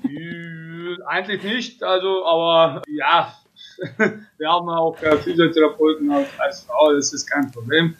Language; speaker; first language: German; non-native, fluent; Russian